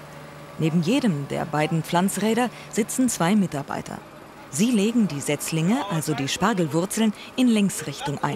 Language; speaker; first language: German; native; German